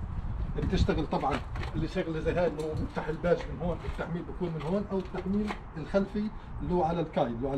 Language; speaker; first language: Arabic; native; Arabic